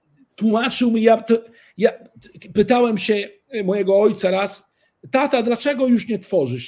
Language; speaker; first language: Polish; early bilingual, heritage; Italian